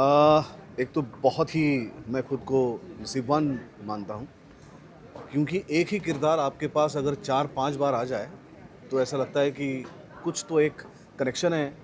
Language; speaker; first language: Hindi; non-native, local second language; Marathi